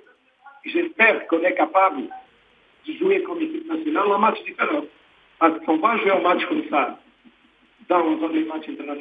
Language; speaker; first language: French; non-native, learner; Portuguese